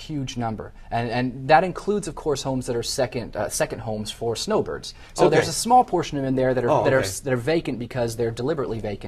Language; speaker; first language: English; native; English